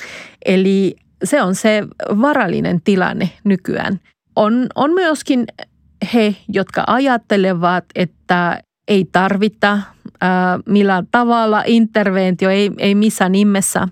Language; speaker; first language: Finnish; non-native, fluent; Spanish